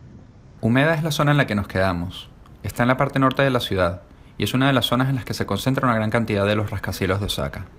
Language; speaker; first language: Spanish; native; Spanish